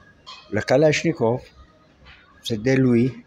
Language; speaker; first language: French; non-native, local second language; Armenian